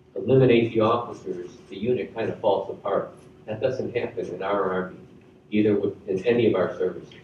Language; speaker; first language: English; native; English